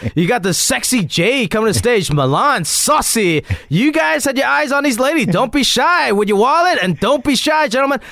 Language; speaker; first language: English; non-native, local second language; Chinese